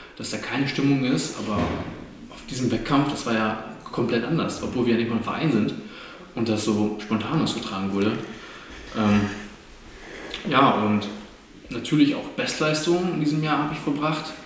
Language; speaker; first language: German; native; German